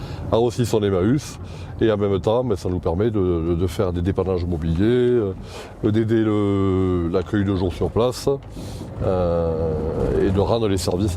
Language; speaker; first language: French; native; French